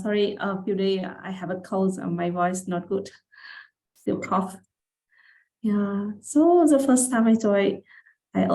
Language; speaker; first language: English; non-native, learner; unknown